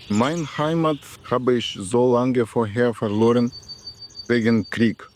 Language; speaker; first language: German; non-native, learner; Russian